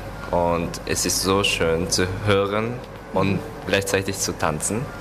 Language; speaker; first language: German; non-native, learner; Japanese